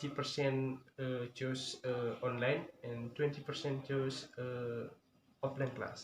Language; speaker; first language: English; non-native, learner; Indonesian